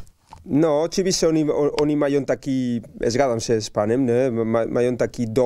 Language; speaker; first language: Polish; non-native, learner; Spanish